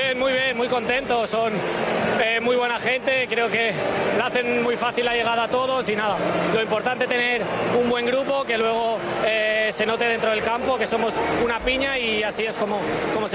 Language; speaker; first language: Spanish; native; Spanish